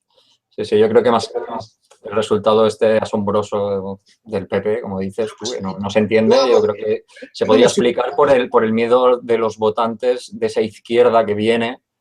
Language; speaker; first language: Spanish; native; Spanish